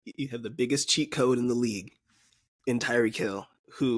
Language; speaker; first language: English; native; English